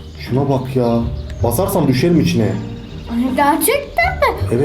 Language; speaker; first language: Turkish; native; Turkish